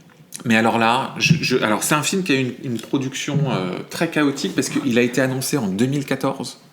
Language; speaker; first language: French; native; French